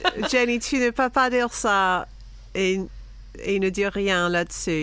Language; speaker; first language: French; non-native, fluent; English